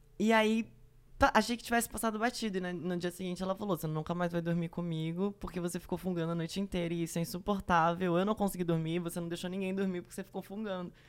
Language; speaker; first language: Portuguese; native; Portuguese